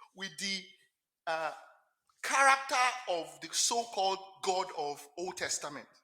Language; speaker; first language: English; non-native, local second language; Yoruba